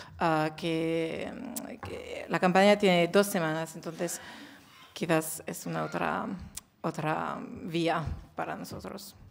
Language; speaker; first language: Spanish; non-native, learner; French